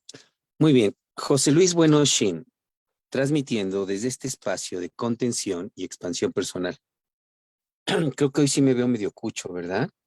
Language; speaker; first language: Spanish; native; Spanish